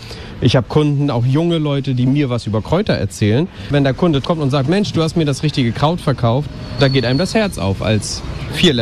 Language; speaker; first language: German; native; German